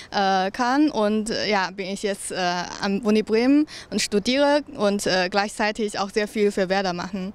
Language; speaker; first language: German; non-native, learner; Chinese